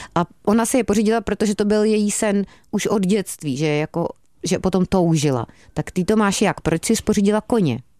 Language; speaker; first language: Czech; native; Czech